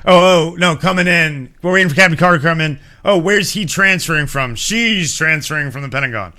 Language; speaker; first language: English; native; English